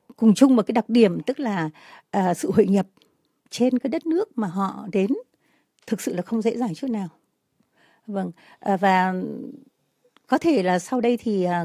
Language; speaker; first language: Vietnamese; native; Vietnamese